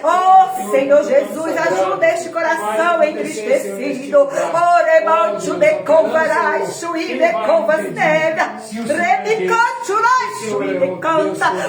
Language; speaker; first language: Portuguese; native; Portuguese